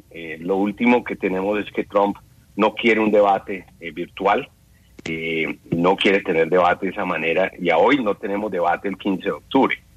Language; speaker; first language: Spanish; native; Spanish